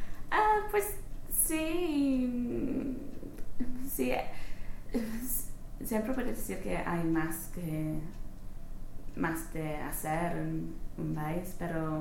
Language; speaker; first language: Spanish; non-native, learner; English